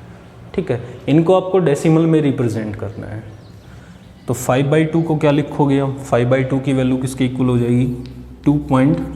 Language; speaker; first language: Hindi; native; Hindi